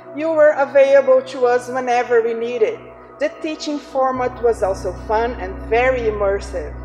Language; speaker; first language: English; non-native, fluent; Portuguese